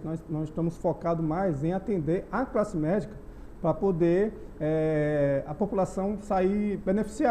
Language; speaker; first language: Portuguese; native; Portuguese